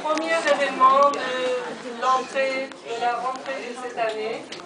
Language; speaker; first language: French; non-native, fluent; Persian